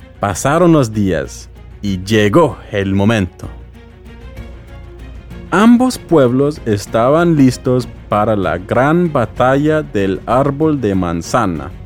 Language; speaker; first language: Spanish; non-native, fluent; English